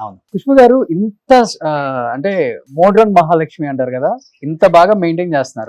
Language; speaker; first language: Telugu; native; Telugu